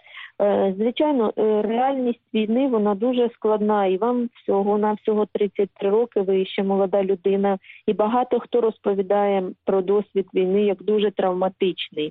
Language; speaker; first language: Ukrainian; native; Ukrainian